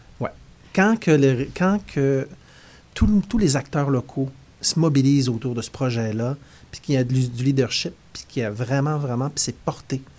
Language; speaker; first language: French; native; French